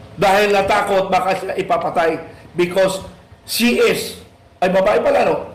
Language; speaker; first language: Filipino; native; Filipino